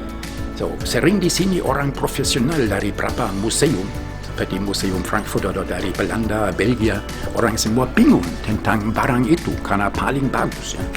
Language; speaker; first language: Indonesian; non-native, fluent; German